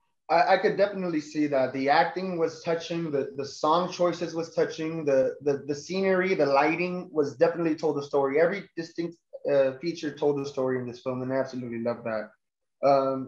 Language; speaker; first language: English; early bilingual, other home language; Spanish